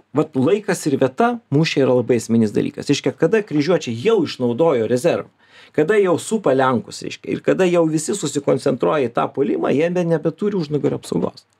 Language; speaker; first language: Lithuanian; native; Lithuanian